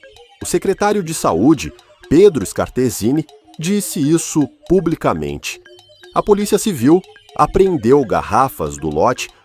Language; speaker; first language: Portuguese; native; Portuguese